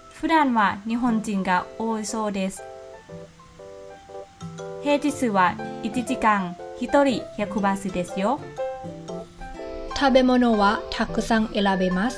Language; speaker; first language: Japanese; non-native, fluent; Thai